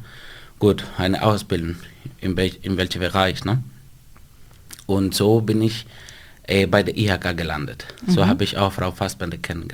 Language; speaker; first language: German; non-native, fluent; Spanish